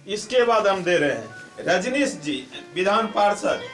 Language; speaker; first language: Hindi; native; Hindi